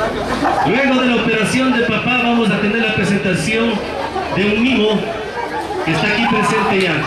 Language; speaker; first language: Spanish; native; Spanish